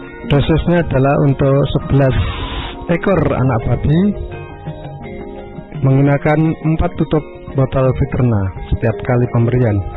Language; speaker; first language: Indonesian; native; Indonesian